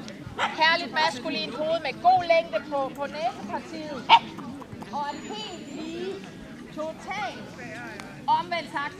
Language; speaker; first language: Danish; native; Danish